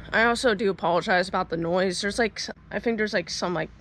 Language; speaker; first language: English; native; English